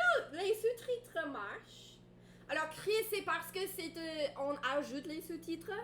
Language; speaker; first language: French; non-native, fluent; English